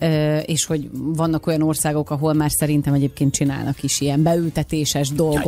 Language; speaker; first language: Hungarian; native; Hungarian